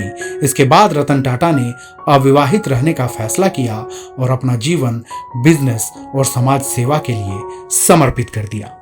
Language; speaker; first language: Hindi; native; Hindi